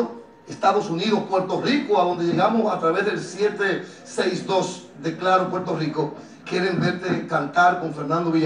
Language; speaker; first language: Spanish; native; Spanish